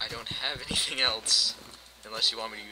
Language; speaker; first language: English; native; English